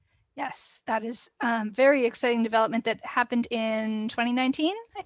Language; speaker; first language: English; native; English